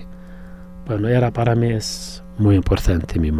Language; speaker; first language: Spanish; non-native, fluent; Arabic